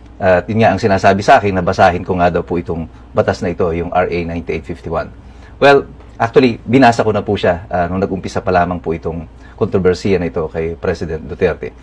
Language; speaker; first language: Filipino; native; Filipino